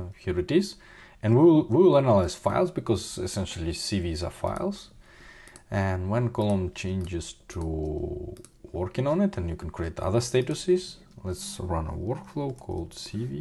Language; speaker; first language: English; non-native, fluent; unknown